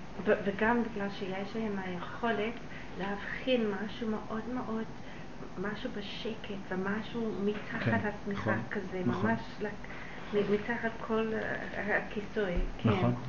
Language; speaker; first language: Hebrew; non-native, learner; English